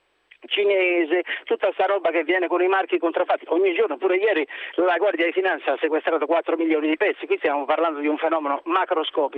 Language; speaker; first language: Italian; native; Italian